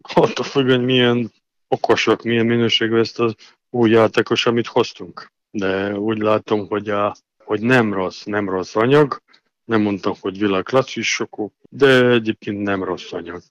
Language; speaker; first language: Hungarian; non-native, learner; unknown